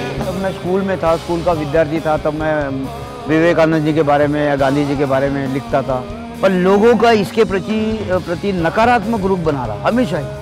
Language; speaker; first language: Hindi; non-native, local second language; Marathi